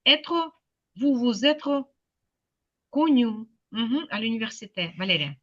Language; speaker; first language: French; non-native, fluent; Ukrainian